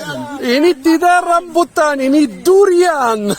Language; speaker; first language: Indonesian; non-native, learner; English